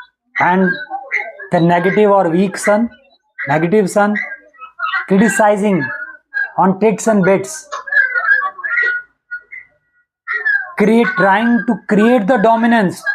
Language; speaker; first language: English; non-native, local second language; Hindi